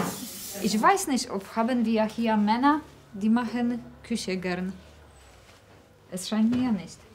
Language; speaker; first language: German; non-native, learner; Polish